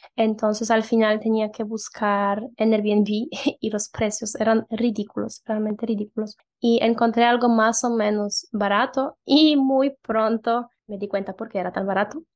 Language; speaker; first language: Spanish; non-native, fluent; Polish